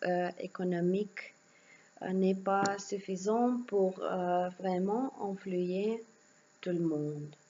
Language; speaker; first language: French; non-native, learner; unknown